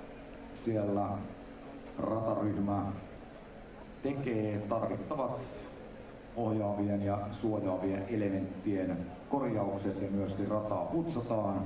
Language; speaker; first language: Finnish; native; Finnish